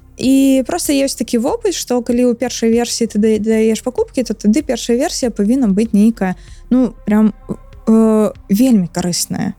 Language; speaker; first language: Belarusian; non-native, local second language; Russian